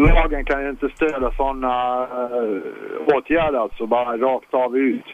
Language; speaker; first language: Swedish; native; Swedish